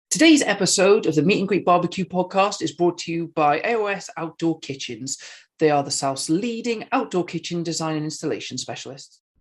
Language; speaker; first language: English; native; English